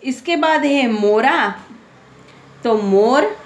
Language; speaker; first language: Hindi; non-native, local second language; Gujarati